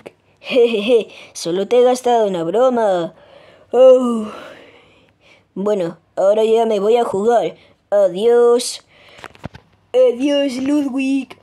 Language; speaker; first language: Spanish; native; Spanish